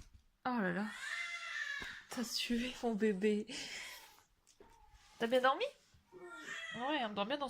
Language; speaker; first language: French; native; French